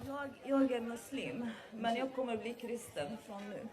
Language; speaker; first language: Swedish; non-native, fluent; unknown